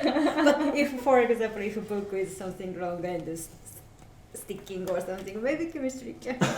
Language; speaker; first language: English; non-native, learner; Japanese